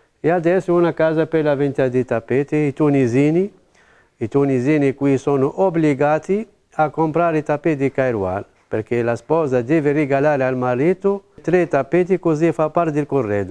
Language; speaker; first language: Italian; non-native, local second language; Arabic